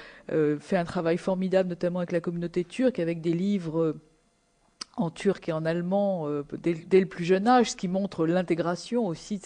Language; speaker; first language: French; native; French